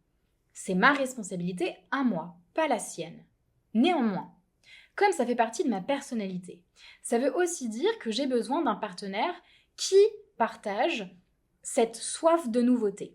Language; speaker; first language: French; native; French